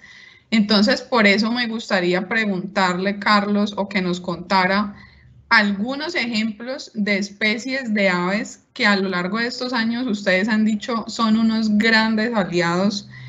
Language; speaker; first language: Spanish; native; Spanish